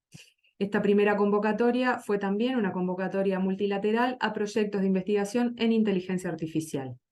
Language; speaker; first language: Spanish; native; Spanish